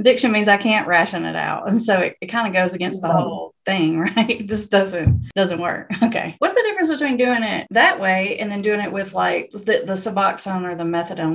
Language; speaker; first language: English; native; English